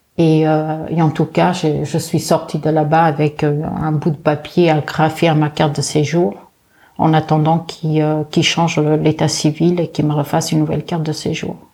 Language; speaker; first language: French; early bilingual, other home language; Portuguese